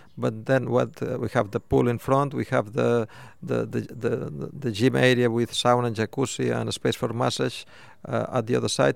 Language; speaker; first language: English; non-native, fluent; Spanish